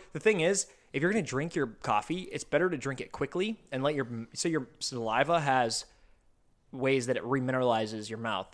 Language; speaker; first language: English; early bilingual, other home language; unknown